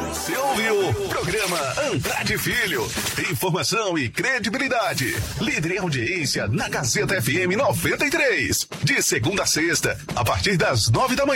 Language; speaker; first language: Portuguese; native; Portuguese